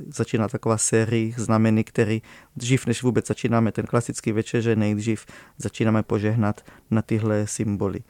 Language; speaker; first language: Czech; non-native, fluent; Hebrew